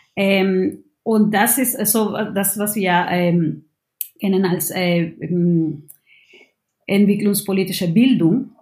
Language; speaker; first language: German; non-native, fluent; Spanish